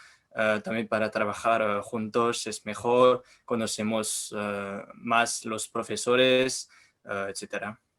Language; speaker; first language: Spanish; non-native, learner; French